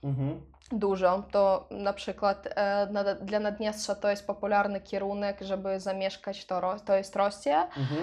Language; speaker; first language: Polish; non-native, learner; Russian